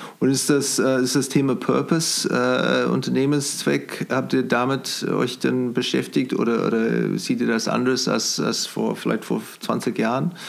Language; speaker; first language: German; non-native, fluent; English